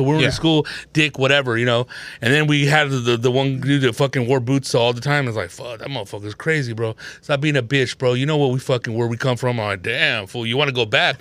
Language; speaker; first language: English; early bilingual, other home language; Spanish